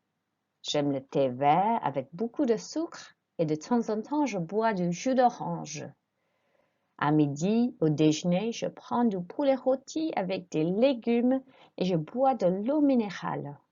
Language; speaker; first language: French; non-native, fluent; English